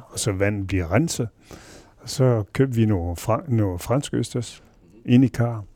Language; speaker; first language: Danish; non-native, fluent; French